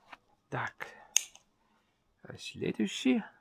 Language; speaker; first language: Russian; non-native, local second language; Estonian